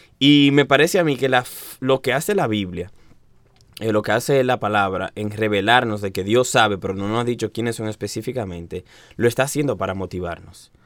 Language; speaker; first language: Spanish; native; Spanish